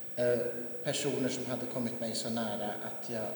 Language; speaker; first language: Swedish; native; Swedish